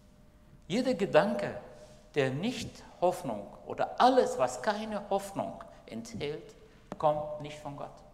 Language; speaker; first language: German; non-native, fluent; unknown